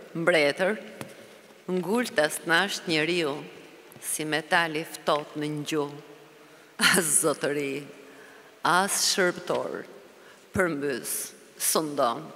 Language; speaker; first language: Italian; non-native, learner; Albanian